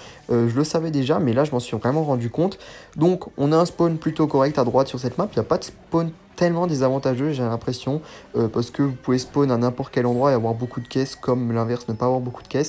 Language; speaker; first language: French; native; French